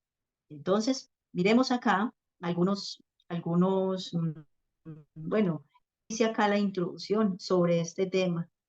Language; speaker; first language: Spanish; native; Spanish